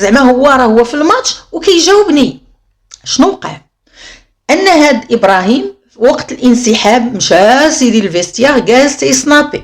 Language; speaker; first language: Arabic; native; Arabic